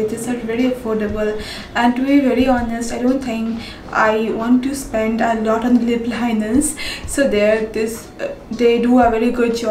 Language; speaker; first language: English; non-native, local second language; Bangla